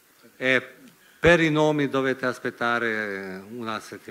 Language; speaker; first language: Italian; non-native, fluent; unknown